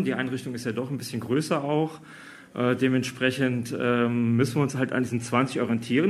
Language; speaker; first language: German; native; German